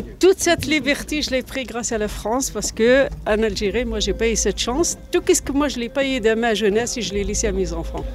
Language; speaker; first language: French; non-native, local second language; Berber languages